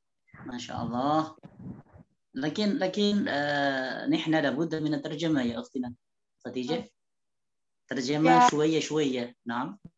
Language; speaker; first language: Arabic; non-native, fluent; Indonesian